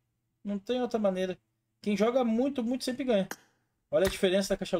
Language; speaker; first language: Portuguese; native; Portuguese